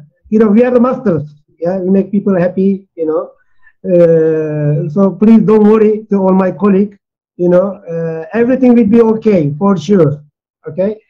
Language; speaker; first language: English; non-native, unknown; Turkish